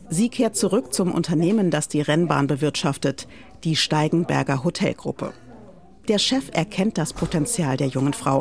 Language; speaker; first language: German; native; German